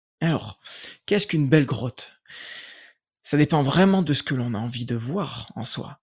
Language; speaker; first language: French; native; French